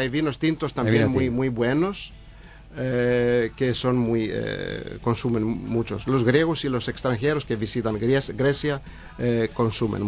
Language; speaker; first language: Spanish; non-native, learner; Greek